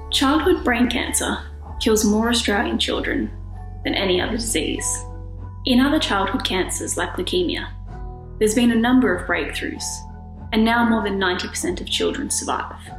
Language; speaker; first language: English; native; English